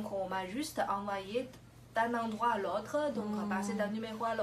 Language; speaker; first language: French; non-native, fluent; Chinese